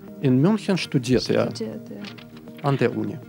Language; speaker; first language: German; non-native, fluent; Russian